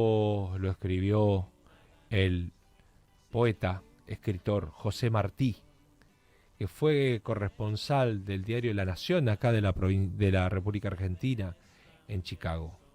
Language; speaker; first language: Spanish; native; Spanish